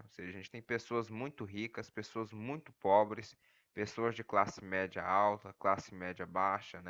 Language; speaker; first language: Portuguese; native; Portuguese